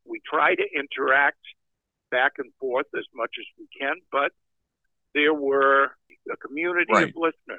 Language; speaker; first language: English; native; English